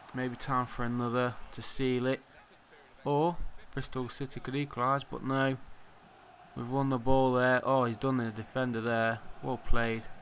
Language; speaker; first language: English; native; English